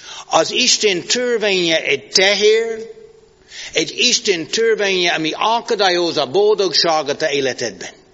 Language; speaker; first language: Hungarian; non-native, fluent; English